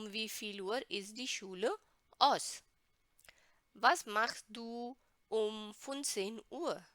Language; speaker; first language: German; non-native, fluent; Hindi